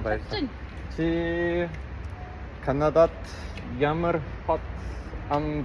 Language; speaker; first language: Mongolian; non-native, learner; English